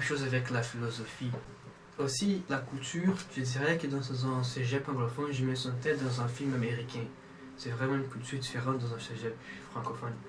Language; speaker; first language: French; non-native, fluent; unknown